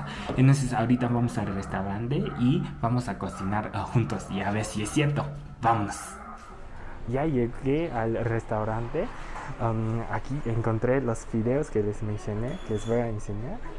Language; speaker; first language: Spanish; non-native, fluent; Chinese